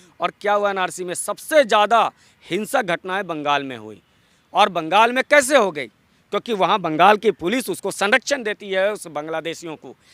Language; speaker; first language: Hindi; non-native, local second language; Bangla